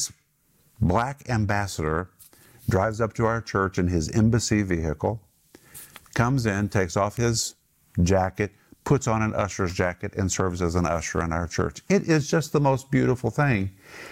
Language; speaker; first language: English; native; English